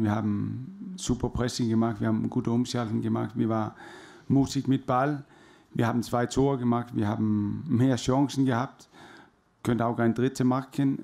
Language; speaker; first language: German; non-native, fluent; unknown